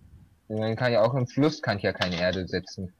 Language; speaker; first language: German; native; German